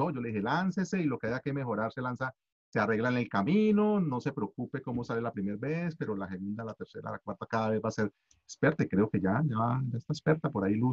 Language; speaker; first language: Spanish; native; Spanish